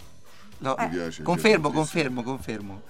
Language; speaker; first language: Italian; native; Italian